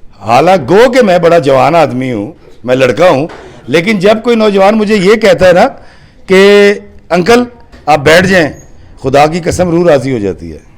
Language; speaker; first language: Urdu; non-native, local second language; Punjabi